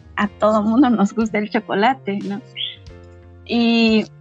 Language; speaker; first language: Spanish; non-native, local second language; Nahuatl languages